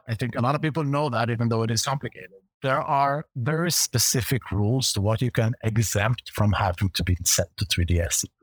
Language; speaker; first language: English; non-native, fluent; Hebrew